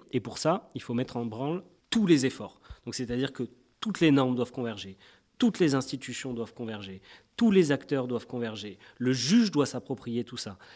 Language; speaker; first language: French; native; French